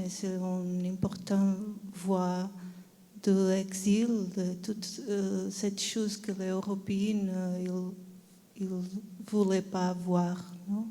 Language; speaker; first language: French; non-native, learner; Portuguese